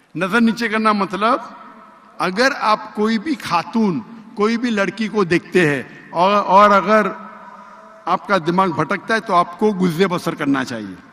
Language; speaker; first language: Urdu; non-native, local second language; Konkani